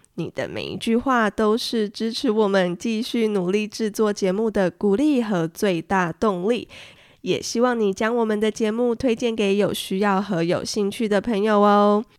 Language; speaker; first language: Chinese; native; Chinese